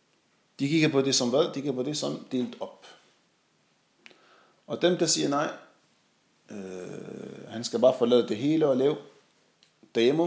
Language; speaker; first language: Danish; non-native, fluent; Arabic